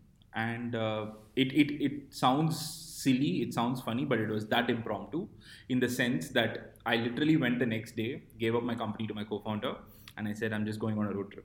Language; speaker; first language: English; non-native, local second language; Tamil